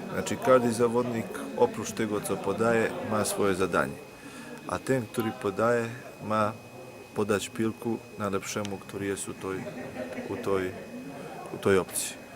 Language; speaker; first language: Polish; non-native, learner; Serbian